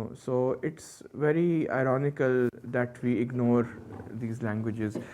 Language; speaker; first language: English; non-native, local second language; Urdu